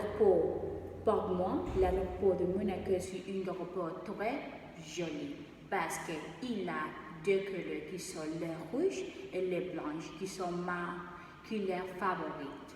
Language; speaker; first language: French; non-native, learner; Spanish